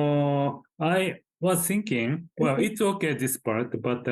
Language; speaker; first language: English; non-native, fluent; Japanese